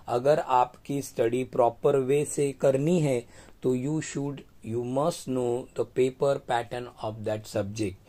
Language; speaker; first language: Hindi; non-native, local second language; Marathi